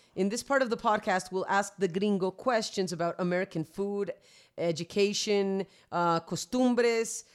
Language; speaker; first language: English; early bilingual, other home language; Spanish